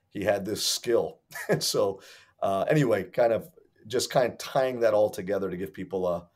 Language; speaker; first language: English; native; English